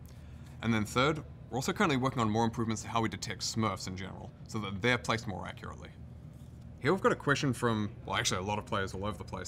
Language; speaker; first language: English; native; English